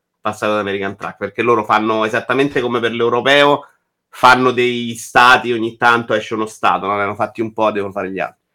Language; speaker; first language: Italian; native; Italian